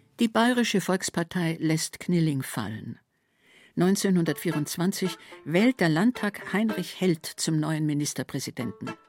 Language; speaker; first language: German; native; German